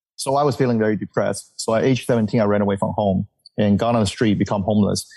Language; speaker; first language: English; early bilingual, other home language; Chinese